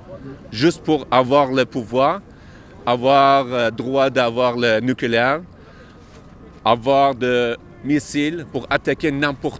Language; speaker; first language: French; non-native, learner; Persian